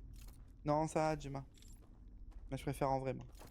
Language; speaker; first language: French; native; French